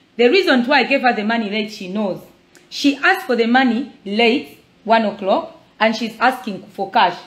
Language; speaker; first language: English; non-native, local second language; Swahili